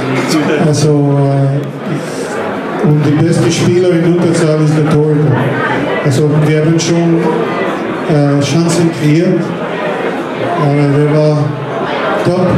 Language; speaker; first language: German; non-native, fluent; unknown